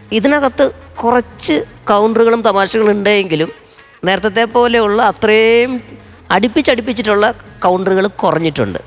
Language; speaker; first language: Malayalam; native; Malayalam